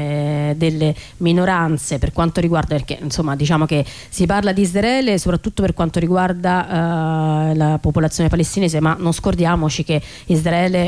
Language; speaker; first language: Italian; native; Italian